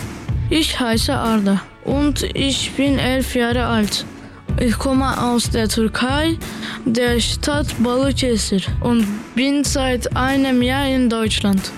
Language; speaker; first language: German; early bilingual, other home language; Turkish